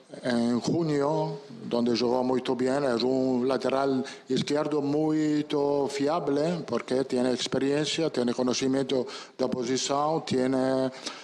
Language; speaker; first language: Spanish; non-native, fluent; Italian